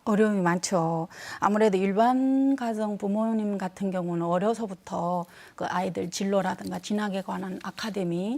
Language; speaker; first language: Korean; non-native, fluent; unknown